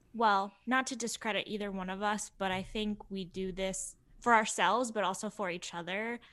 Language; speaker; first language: English; native; English